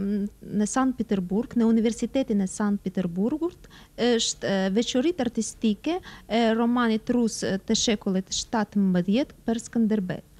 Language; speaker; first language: Albanian; non-native, fluent; Russian